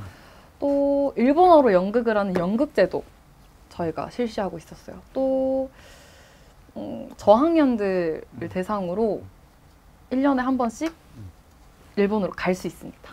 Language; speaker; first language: Korean; native; Korean